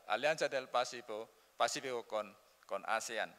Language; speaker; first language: Spanish; non-native, learner; Indonesian